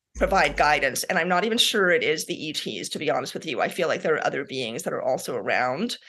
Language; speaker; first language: English; native; English